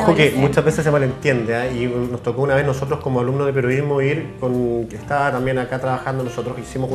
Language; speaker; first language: Spanish; native; Spanish